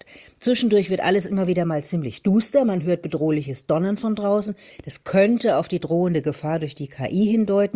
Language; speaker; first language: German; native; German